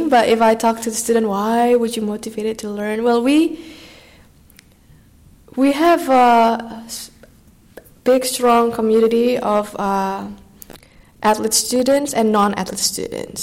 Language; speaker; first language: English; non-native, fluent; Indonesian